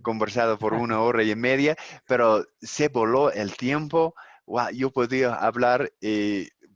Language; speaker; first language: Spanish; non-native, fluent; English